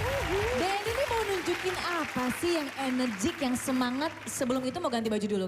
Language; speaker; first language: Indonesian; native; Indonesian